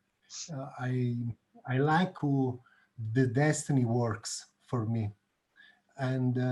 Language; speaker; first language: English; non-native, learner; Italian